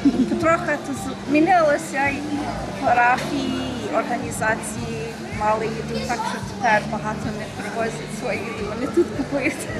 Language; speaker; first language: Ukrainian; early bilingual, heritage; Ukrainian